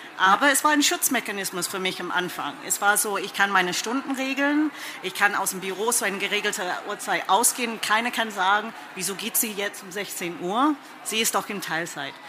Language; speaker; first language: German; non-native, fluent; English